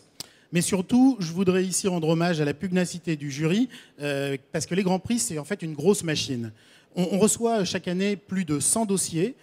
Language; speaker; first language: French; native; French